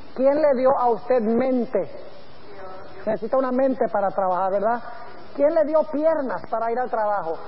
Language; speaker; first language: Spanish; early bilingual, other home language; English